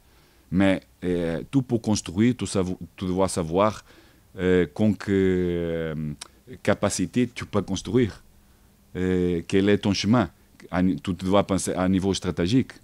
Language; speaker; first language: French; non-native, learner; Portuguese